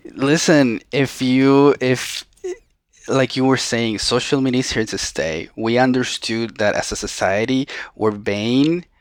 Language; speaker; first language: English; non-native, fluent; Spanish